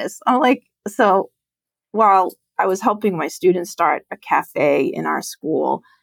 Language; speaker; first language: English; native; English